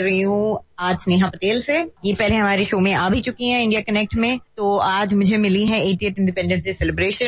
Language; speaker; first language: Hindi; non-native, local second language; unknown